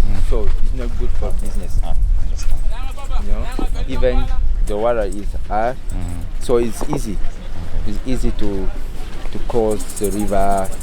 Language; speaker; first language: English; non-native, fluent; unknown